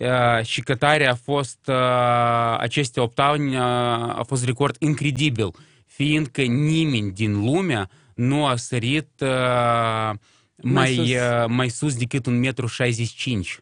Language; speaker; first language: Romanian; non-native, local second language; Russian